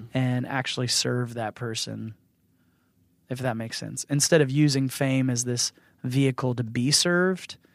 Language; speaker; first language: English; native; English